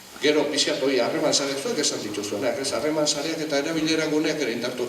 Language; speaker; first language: Basque; non-native, local second language; Spanish